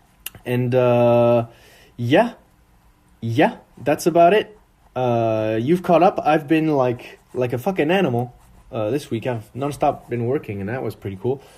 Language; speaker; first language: English; non-native, fluent; French